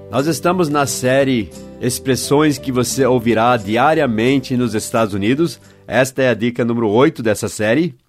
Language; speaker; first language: Portuguese; non-native, fluent; English